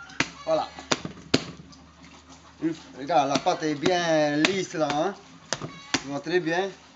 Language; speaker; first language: French; non-native, local second language; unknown